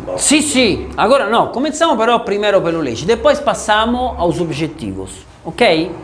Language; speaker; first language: Portuguese; non-native, fluent; Italian